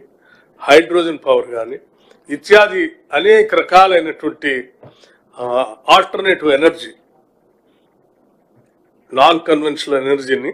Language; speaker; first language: Telugu; native; Telugu